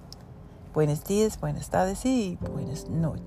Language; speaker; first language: Spanish; non-native, learner; English